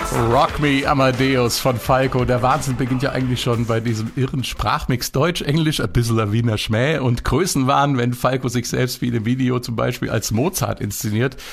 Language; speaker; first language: German; native; German